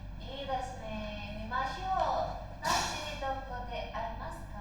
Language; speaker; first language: Japanese; non-native, learner; Indonesian